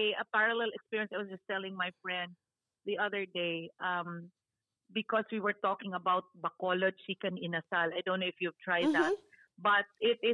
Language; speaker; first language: English; non-native, local second language; Cebuano